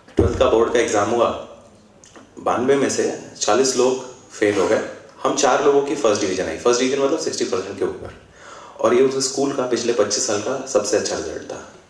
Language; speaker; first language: Hindi; native; Hindi